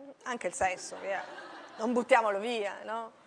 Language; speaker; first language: Italian; native; Italian